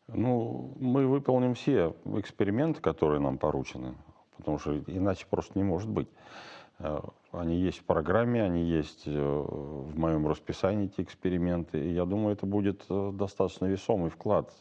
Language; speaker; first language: Russian; native; Russian